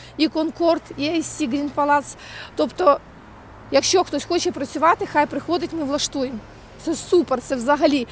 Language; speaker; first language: Ukrainian; native; Ukrainian